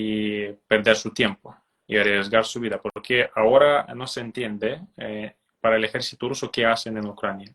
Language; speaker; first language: Spanish; non-native, fluent; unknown